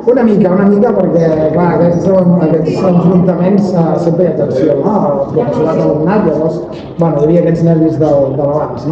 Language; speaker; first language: Catalan; native; Catalan